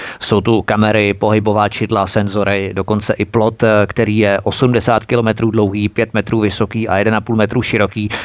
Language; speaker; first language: Czech; native; Czech